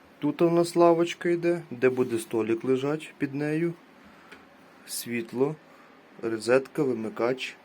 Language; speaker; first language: Ukrainian; native; Ukrainian